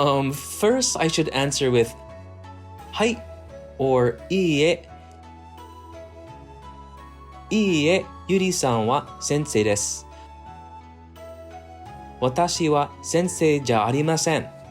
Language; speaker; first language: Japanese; non-native, learner; English